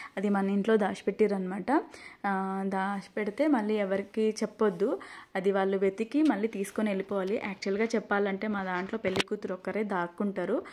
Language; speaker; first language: Telugu; non-native, local second language; Lambadi